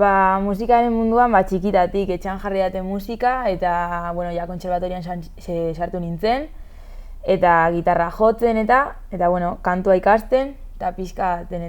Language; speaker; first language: Basque; non-native, local second language; Spanish